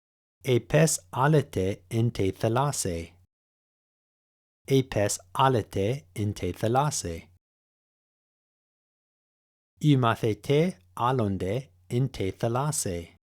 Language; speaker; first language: Greek; non-native, fluent; English